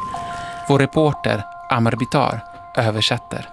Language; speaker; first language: Swedish; native; Swedish